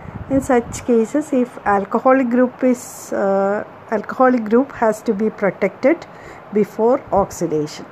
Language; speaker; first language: English; non-native, local second language; Malayalam